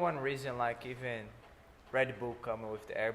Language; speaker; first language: English; non-native, fluent; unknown